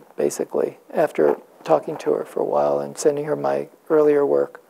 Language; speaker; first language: English; native; English